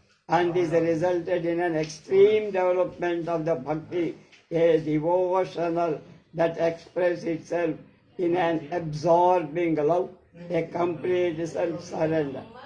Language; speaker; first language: English; non-native, local second language; Telugu